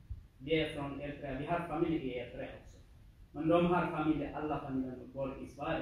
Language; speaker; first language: Swedish; non-native, learner; Tigrinya